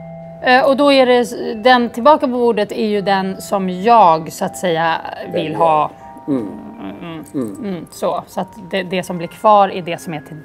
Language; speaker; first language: Swedish; native; Swedish